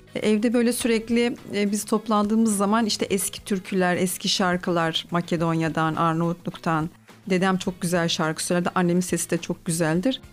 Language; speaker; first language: Turkish; native; Turkish